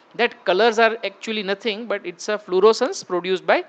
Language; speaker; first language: English; non-native, local second language; Gujarati